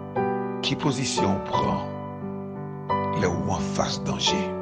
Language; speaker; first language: French; non-native, local second language; Haitian Creole